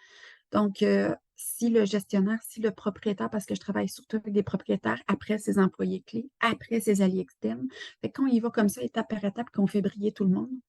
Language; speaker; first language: French; native; French